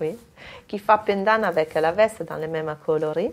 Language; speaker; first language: French; non-native, fluent; Italian